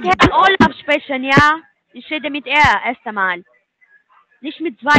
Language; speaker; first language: German; non-native, learner; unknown